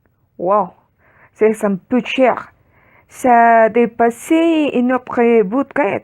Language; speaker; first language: French; non-native, learner; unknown